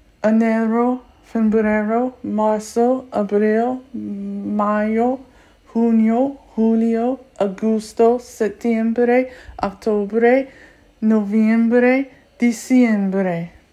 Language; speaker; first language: Spanish; non-native, learner; English